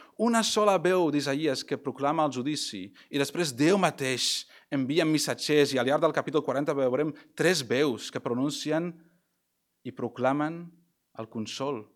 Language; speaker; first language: Catalan; non-native, local second language; Spanish